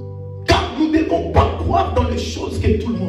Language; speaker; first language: French; non-native, local second language; Lingala